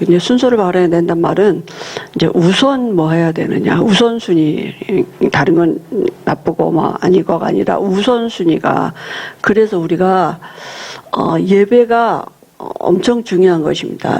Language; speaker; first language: Korean; native; Korean